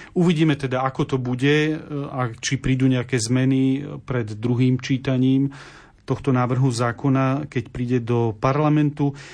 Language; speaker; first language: Slovak; native; Slovak